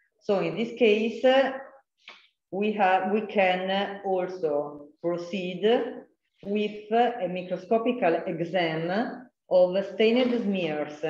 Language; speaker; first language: English; non-native, fluent; Italian